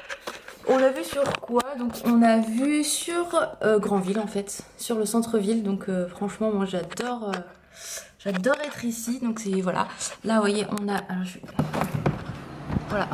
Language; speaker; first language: French; native; French